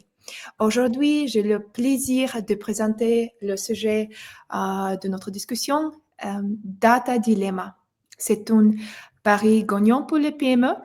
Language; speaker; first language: French; non-native, fluent; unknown